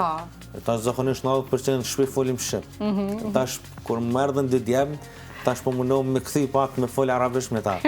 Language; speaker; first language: Albanian; early bilingual, other home language; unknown